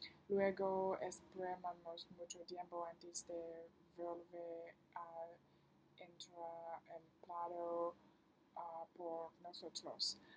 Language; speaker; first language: Spanish; non-native, learner; Chinese